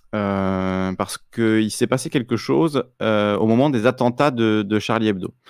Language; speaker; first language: French; native; French